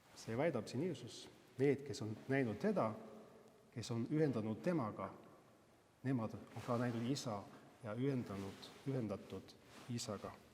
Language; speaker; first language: Estonian; non-native, fluent; Norwegian